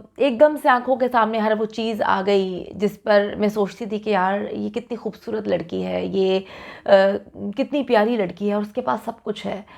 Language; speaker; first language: Urdu; native; Urdu